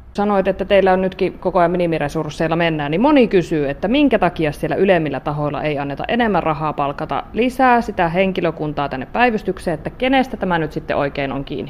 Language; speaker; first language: Finnish; native; Finnish